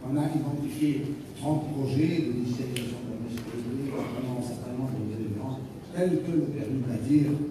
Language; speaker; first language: French; non-native, local second language; Arabic